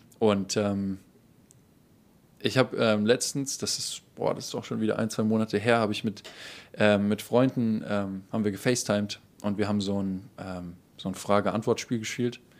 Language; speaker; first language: German; native; German